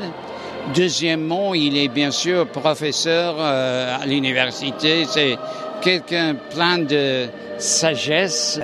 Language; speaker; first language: French; non-native, fluent; English